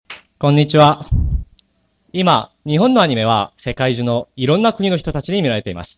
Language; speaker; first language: Japanese; non-native, fluent; Korean